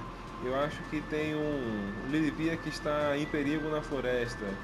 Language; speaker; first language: Portuguese; native; Portuguese